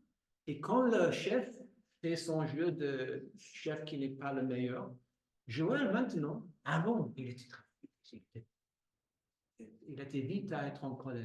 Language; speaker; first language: French; non-native, fluent; English